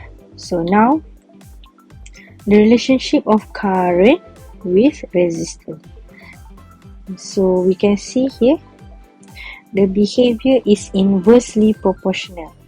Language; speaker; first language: English; non-native, local second language; Malay